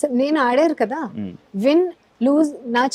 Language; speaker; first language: Telugu; non-native, learner; Hindi